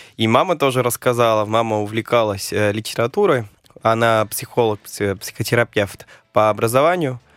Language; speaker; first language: Russian; non-native, fluent; Spanish